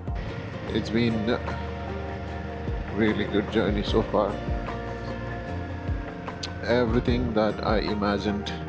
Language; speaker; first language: English; non-native, local second language; Malayalam